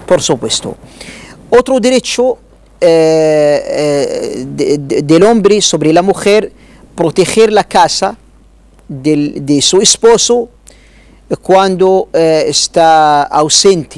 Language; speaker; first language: Spanish; non-native, learner; Arabic